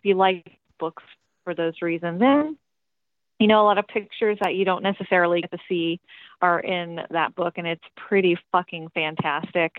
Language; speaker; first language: English; native; English